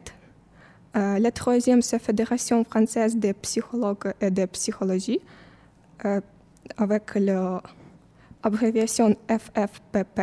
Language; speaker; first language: French; non-native, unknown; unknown